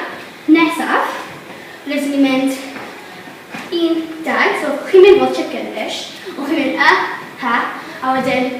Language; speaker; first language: Welsh; non-native, local second language; English